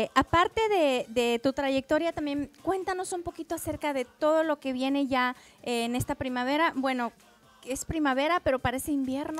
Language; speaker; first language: Spanish; native; Spanish